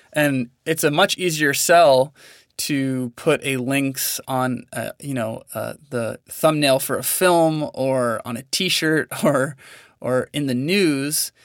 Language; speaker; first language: English; native; English